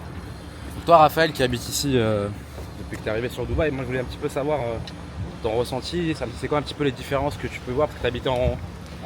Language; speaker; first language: French; native; French